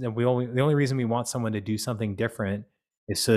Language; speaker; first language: English; native; English